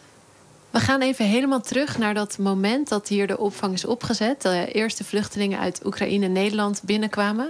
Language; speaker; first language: Dutch; native; Dutch